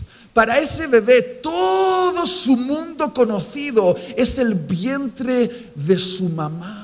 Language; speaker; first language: Spanish; native; Spanish